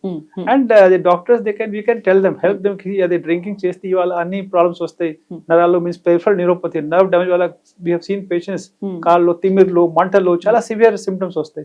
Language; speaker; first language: Telugu; non-native, fluent; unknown